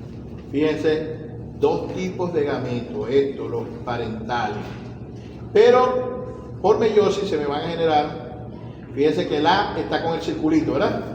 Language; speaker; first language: Spanish; native; Spanish